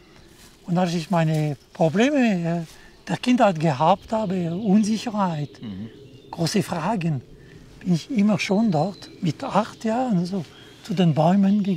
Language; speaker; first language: German; non-native, local second language; French